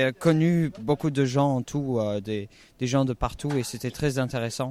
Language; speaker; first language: French; non-native, fluent; German